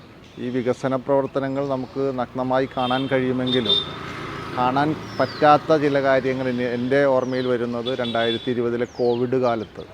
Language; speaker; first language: Malayalam; native; Malayalam